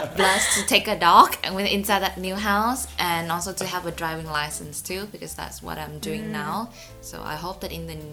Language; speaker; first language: English; non-native, fluent; Vietnamese